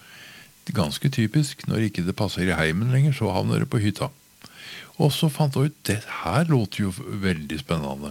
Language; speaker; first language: Norwegian; native; Norwegian